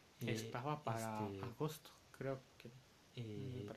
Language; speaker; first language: Spanish; native; Spanish